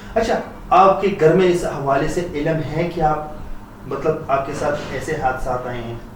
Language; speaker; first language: Urdu; non-native, local second language; Punjabi